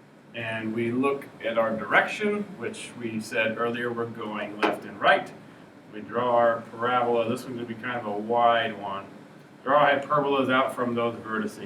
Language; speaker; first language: English; native; English